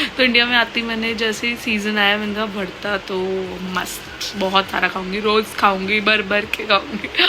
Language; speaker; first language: Hindi; native; Hindi